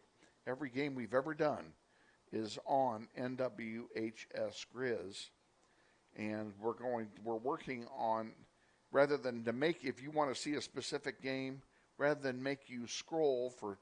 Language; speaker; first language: English; native; English